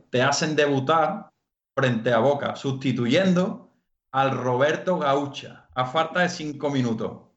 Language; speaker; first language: Spanish; native; Spanish